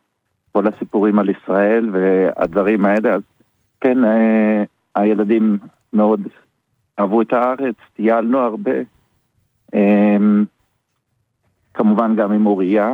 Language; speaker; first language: Hebrew; early bilingual, other home language; German